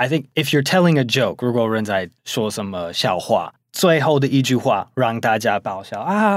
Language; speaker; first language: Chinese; non-native, fluent; English